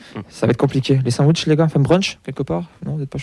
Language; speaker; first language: French; native; French